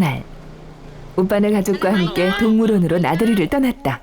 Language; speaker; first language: Korean; native; Korean